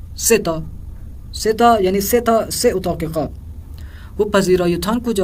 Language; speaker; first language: Persian; non-native, fluent; Urdu